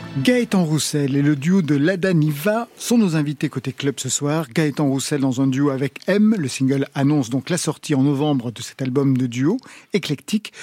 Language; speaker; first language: French; native; French